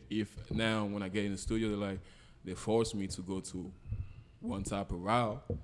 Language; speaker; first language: English; non-native, local second language; French